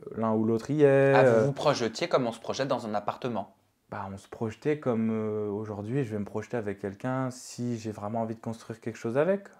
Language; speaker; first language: French; native; French